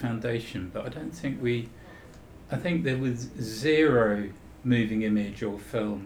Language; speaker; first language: English; native; English